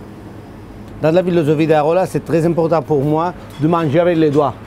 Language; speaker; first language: French; non-native, fluent; Spanish